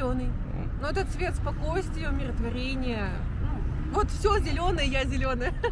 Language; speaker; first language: Russian; native; Russian